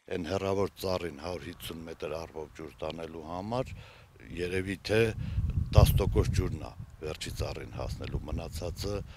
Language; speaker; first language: Armenian; native; Armenian